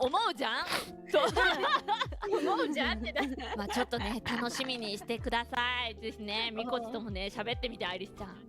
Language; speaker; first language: Japanese; native; Japanese